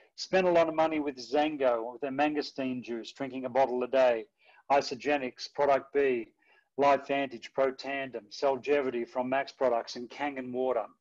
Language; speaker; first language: English; native; English